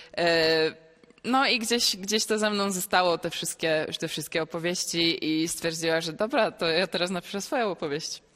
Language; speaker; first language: Polish; native; Polish